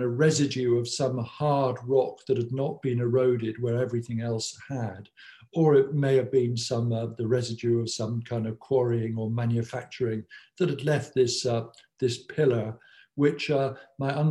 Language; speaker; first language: English; native; English